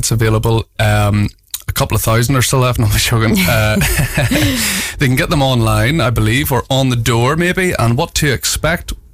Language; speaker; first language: English; native; English